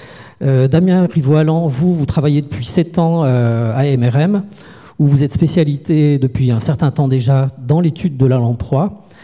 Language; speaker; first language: French; native; French